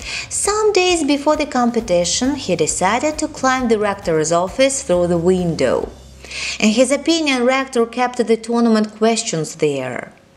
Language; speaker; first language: English; non-native, fluent; Russian